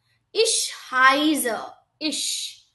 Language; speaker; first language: German; non-native, fluent; Hindi